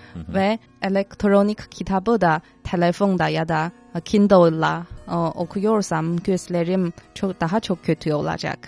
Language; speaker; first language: Turkish; non-native, fluent; Chinese